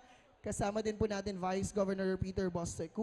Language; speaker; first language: Filipino; native; Filipino